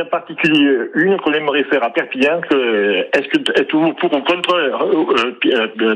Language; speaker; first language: French; native; French